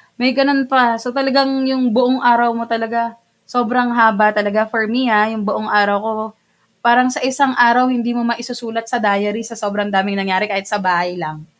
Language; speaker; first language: Filipino; non-native, local second language; Bikol